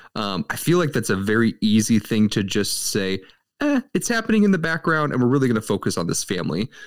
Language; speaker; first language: English; native; English